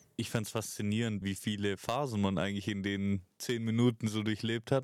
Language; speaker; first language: German; native; German